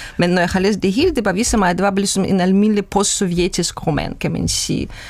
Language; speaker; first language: Danish; non-native, fluent; Russian